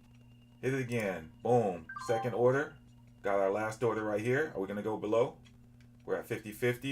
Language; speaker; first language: English; native; English